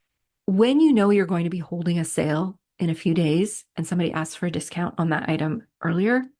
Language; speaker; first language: English; native; English